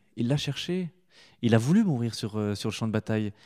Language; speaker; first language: French; native; French